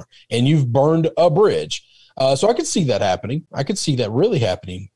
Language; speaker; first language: English; native; English